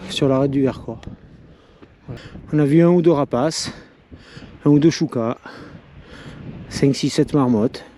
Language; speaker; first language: French; native; French